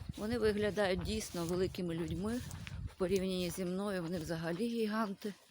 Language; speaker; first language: Ukrainian; native; Ukrainian